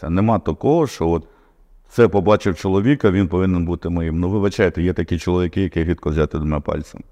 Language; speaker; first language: Ukrainian; non-native, local second language; Russian